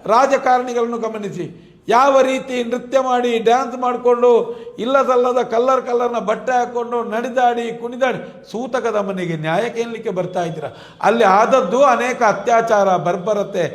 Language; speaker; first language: Kannada; non-native, local second language; Tulu